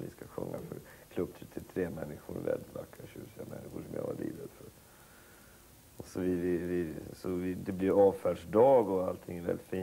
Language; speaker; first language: Swedish; native; Swedish